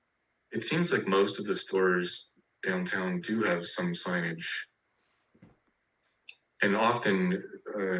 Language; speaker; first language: English; native; English